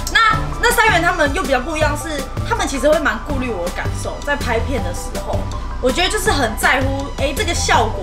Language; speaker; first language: Chinese; native; Chinese